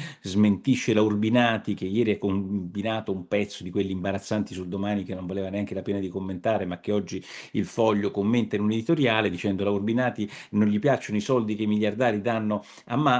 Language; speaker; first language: Italian; native; Italian